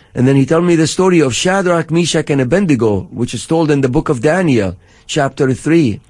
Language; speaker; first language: English; non-native, fluent; Arabic